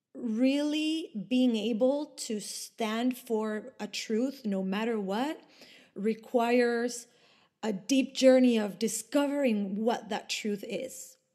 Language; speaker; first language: English; non-native, fluent; Spanish